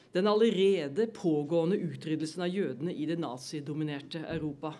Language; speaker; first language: Norwegian; native; Norwegian